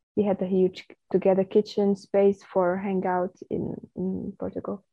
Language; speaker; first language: English; non-native, fluent; Slovak